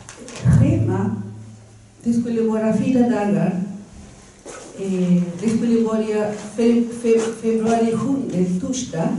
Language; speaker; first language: Swedish; non-native, fluent; Spanish